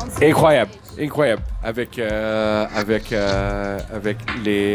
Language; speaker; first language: French; non-native, learner; English